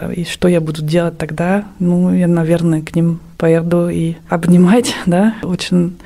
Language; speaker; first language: Russian; non-native, fluent; French